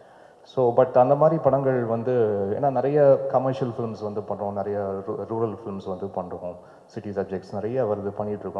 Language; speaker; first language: Tamil; native; Tamil